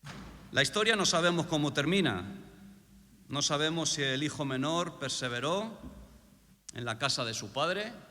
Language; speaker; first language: Spanish; native; Spanish